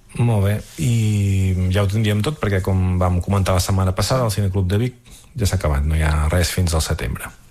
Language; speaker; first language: Catalan; native; Catalan